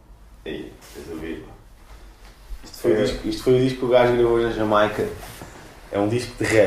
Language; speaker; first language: Portuguese; native; Portuguese